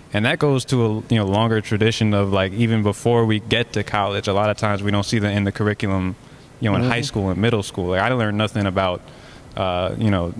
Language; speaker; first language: English; native; English